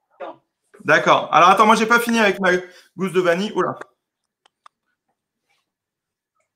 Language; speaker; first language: French; native; French